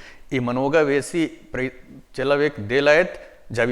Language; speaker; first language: Russian; non-native, learner; Hindi